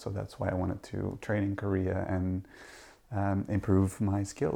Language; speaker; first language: English; non-native, fluent; Dutch